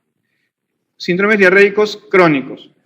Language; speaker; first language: Spanish; native; Spanish